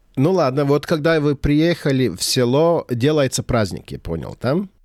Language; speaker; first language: Russian; non-native, fluent; Latvian